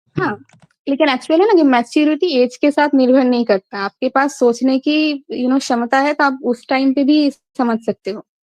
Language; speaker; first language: Hindi; non-native, local second language; Bangla